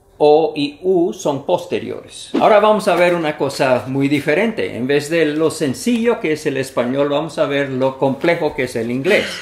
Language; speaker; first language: Spanish; non-native, fluent; English